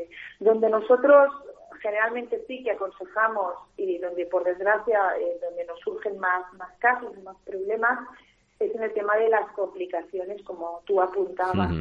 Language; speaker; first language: Spanish; native; Spanish